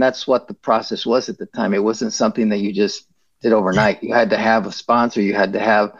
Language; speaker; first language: English; early bilingual, other home language; Spanish